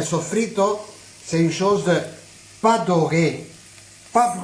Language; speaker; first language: French; non-native, fluent; Spanish